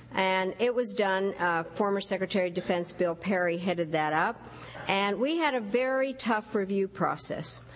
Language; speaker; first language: English; early bilingual, other home language; Czech